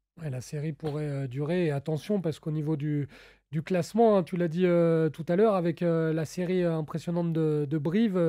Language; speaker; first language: French; native; French